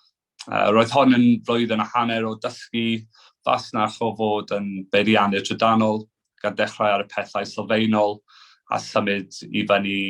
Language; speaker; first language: Welsh; non-native, local second language; English